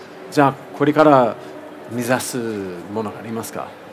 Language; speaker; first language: Japanese; non-native, fluent; English